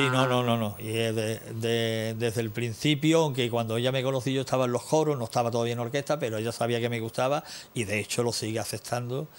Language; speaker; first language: Spanish; native; Spanish